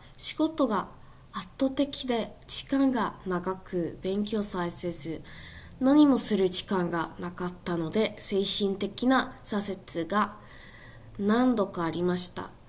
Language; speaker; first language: Japanese; non-native, learner; English